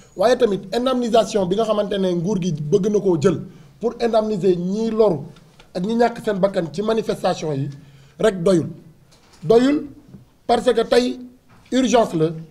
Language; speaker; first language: Wolof; native; Wolof